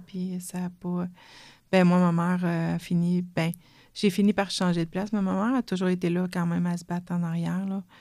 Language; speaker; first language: French; native; French